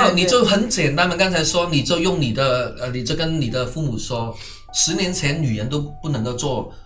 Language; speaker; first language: Chinese; non-native, local second language; Cantonese